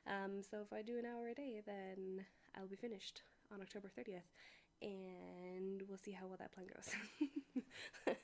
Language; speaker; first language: English; native; English